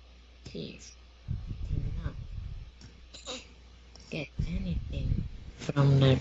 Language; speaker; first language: English; non-native, learner; Chinese